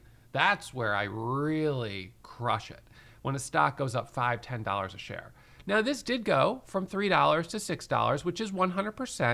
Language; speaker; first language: English; native; English